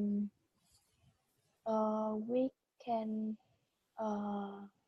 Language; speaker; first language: English; non-native, learner; Vietnamese